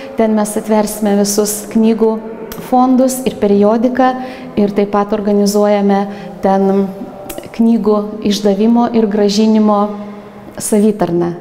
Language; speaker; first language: Lithuanian; native; Lithuanian